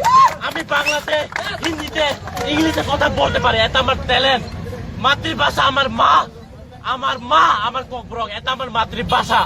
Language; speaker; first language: Bangla; non-native, local second language; Kok Borok